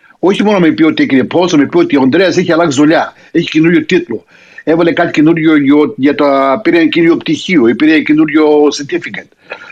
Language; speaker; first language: Greek; early bilingual, heritage; Greek